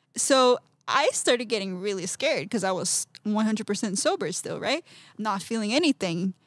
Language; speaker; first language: English; non-native, fluent; Portuguese